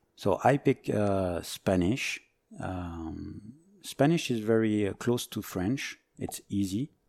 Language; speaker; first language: English; non-native, fluent; French